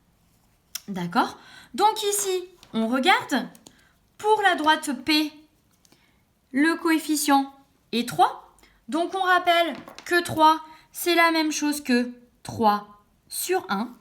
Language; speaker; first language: French; native; French